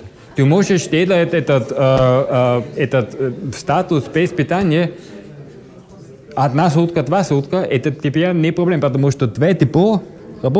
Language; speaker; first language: Russian; non-native, learner; German